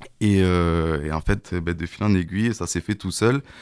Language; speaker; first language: French; native; French